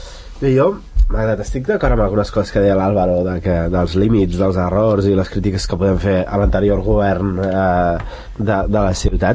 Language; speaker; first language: Catalan; native; Catalan